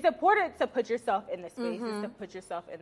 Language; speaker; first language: English; native; English